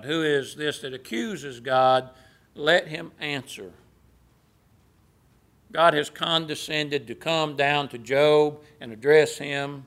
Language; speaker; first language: English; native; English